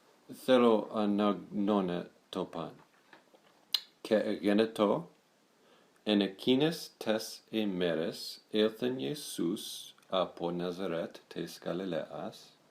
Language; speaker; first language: Greek; non-native, learner; English